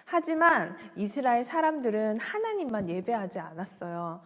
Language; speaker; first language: Korean; native; Korean